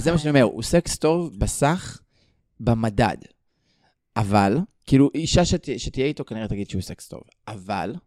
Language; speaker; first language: Hebrew; native; Hebrew